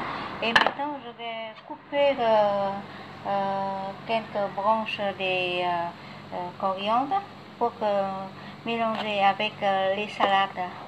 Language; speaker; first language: French; non-native, fluent; Vietnamese